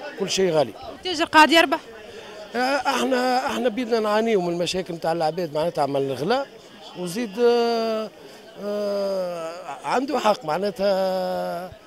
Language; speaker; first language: Arabic; native; Arabic